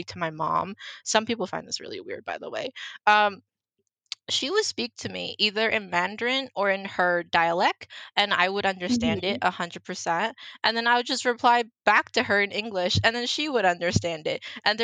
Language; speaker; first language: English; early bilingual, other home language; Chinese